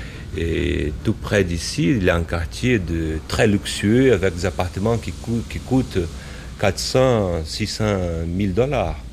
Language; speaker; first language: French; non-native, fluent; Portuguese